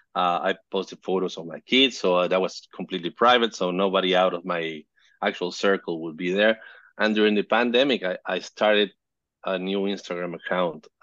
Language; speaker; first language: English; non-native, fluent; Spanish